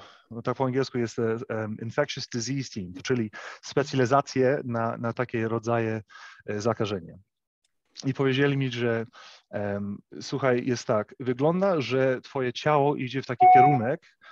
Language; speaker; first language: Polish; early bilingual, heritage; English